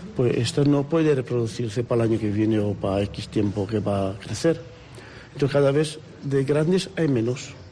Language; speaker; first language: Spanish; non-native, fluent; Romanian